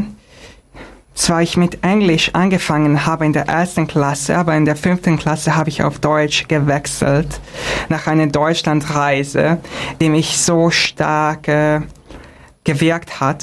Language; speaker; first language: German; non-native, fluent; Hungarian